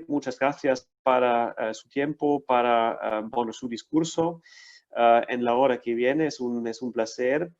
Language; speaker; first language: Spanish; non-native, fluent; German